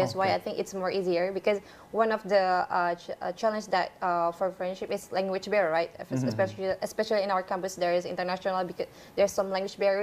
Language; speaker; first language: English; non-native, fluent; Indonesian